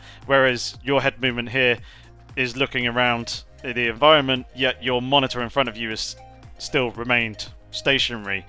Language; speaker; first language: English; native; English